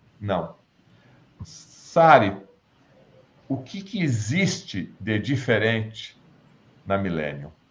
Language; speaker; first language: Portuguese; native; Portuguese